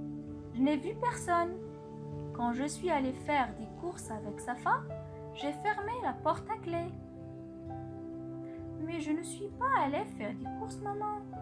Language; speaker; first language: French; non-native, local second language; Arabic